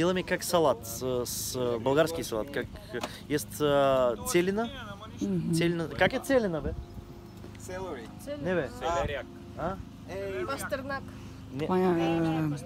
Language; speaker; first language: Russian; non-native, learner; Bulgarian